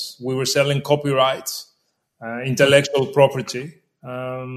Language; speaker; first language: English; non-native, fluent; Greek